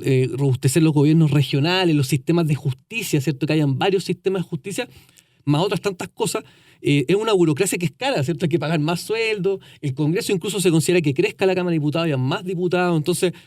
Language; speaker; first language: Spanish; native; Spanish